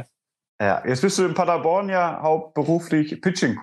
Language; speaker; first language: German; native; German